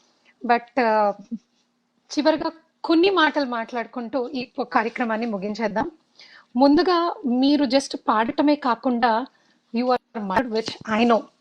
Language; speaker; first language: Telugu; native; Telugu